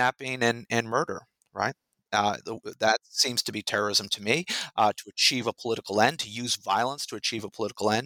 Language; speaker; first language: English; native; English